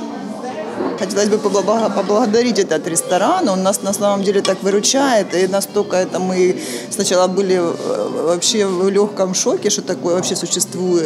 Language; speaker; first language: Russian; native; Russian